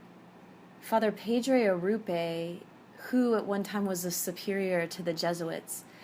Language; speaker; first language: English; native; English